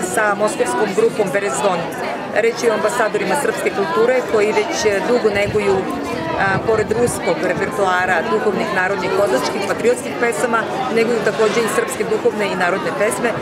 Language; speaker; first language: Serbian; native; Serbian